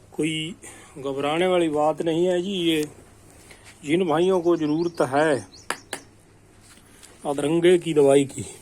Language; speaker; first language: Urdu; non-native, local second language; Punjabi